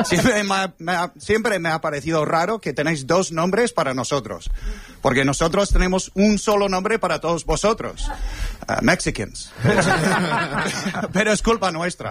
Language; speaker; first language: Spanish; non-native, fluent; English